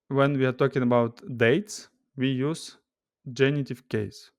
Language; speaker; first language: English; non-native, fluent; Russian